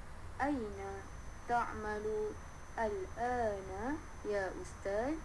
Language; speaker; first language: Arabic; non-native, learner; Malay